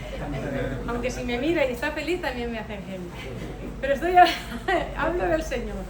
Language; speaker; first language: Spanish; native; Spanish